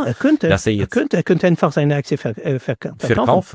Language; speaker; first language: German; non-native, fluent; French